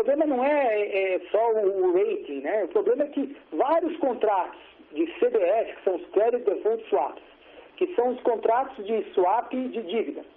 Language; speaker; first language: Portuguese; native; Portuguese